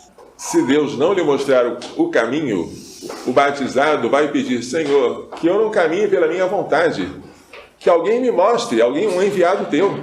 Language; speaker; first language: Portuguese; native; Portuguese